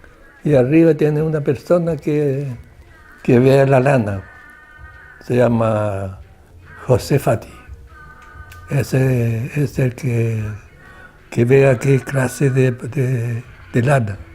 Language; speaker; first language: Spanish; non-native, local second language; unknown